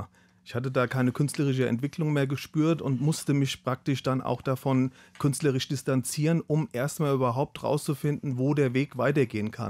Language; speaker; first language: German; native; German